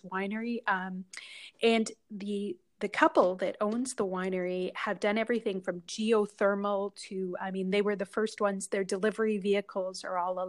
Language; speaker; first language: English; native; English